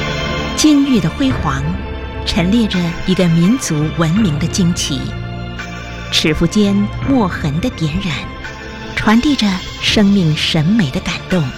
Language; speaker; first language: Chinese; native; Chinese